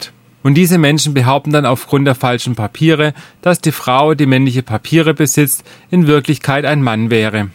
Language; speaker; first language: German; native; German